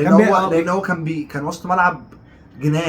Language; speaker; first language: Arabic; native; Arabic